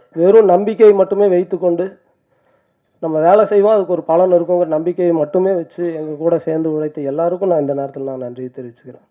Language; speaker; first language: Tamil; native; Tamil